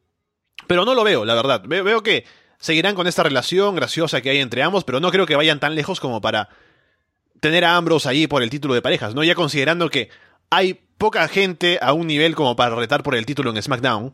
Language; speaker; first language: Spanish; native; Spanish